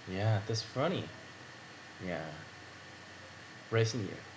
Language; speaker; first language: English; non-native, learner; Korean